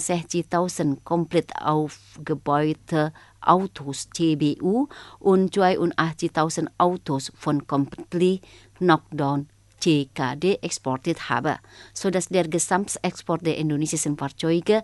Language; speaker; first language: German; non-native, fluent; Indonesian